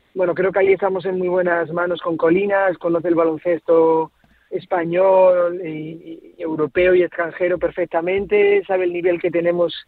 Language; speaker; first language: Spanish; native; Spanish